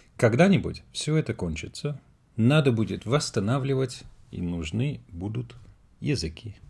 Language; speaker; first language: Russian; non-native, fluent; English